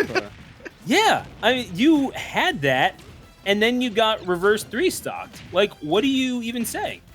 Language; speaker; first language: English; native; English